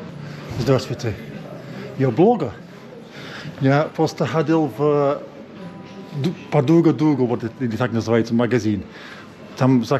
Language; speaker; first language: Russian; non-native, learner; English